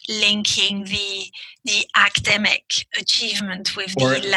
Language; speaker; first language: English; non-native, fluent; French